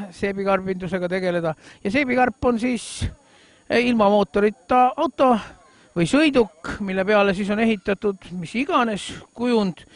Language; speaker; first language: Estonian; native; Estonian